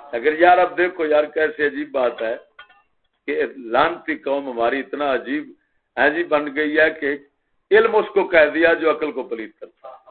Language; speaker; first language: Urdu; native; Urdu